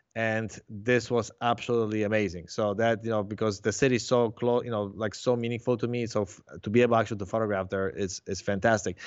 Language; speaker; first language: English; non-native, fluent; Polish